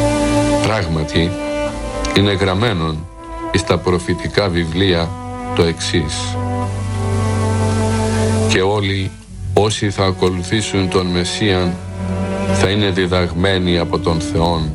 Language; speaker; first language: Greek; native; Greek